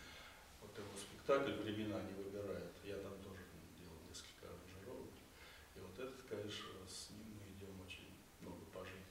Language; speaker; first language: Russian; native; Russian